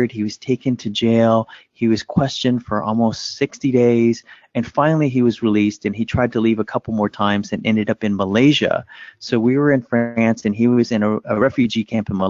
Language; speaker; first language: English; early bilingual, other home language; Vietnamese